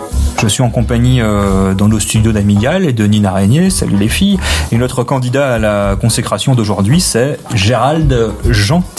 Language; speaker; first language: French; native; French